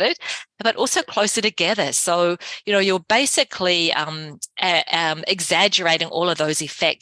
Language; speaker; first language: English; native; English